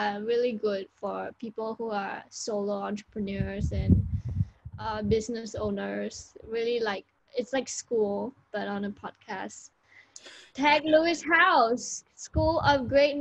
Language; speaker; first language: English; native; English